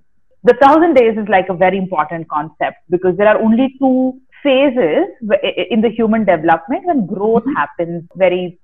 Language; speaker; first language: English; non-native, local second language; Kannada